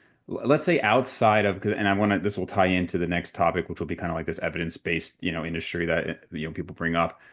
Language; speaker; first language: English; native; English